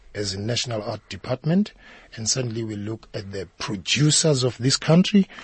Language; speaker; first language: English; non-native, local second language; Zulu